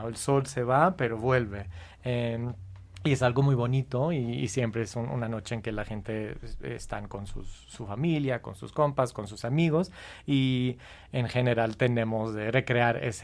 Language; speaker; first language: Spanish; non-native, fluent; English